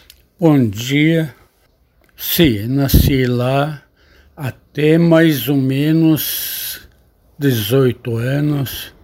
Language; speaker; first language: Portuguese; non-native, learner; Arabic